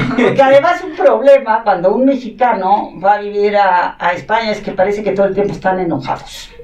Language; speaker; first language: Spanish; non-native, local second language; Catalan